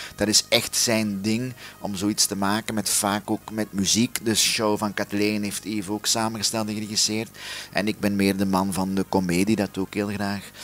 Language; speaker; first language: Dutch; native; Dutch